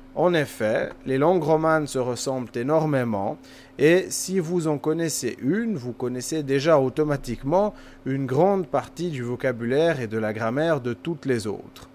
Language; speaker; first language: French; native; French